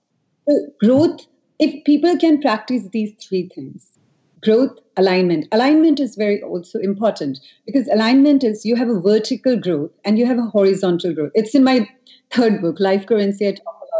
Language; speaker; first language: English; non-native, local second language; Hindi